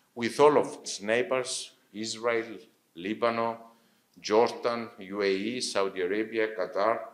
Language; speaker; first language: English; non-native, fluent; Greek